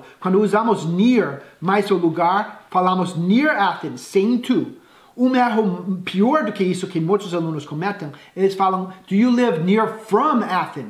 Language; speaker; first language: Portuguese; non-native, fluent; English